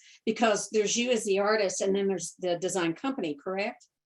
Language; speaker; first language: English; native; English